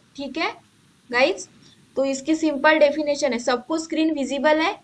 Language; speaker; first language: Hindi; non-native, local second language; Marathi